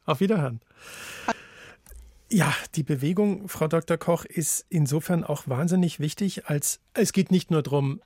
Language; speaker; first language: German; native; German